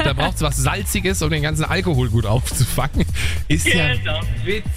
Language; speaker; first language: German; native; German